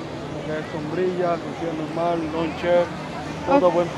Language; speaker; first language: Spanish; native; Spanish